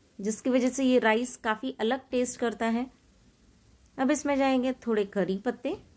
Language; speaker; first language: Hindi; non-native, local second language; Marathi